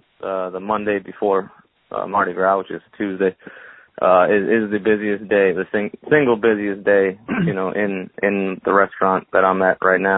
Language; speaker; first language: English; native; English